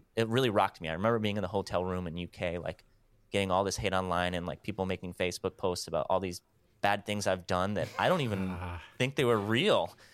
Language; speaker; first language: English; native; English